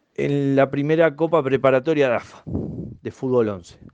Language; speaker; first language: Spanish; native; Spanish